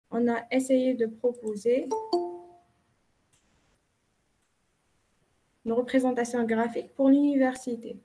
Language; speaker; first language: French; non-native, local second language; Arabic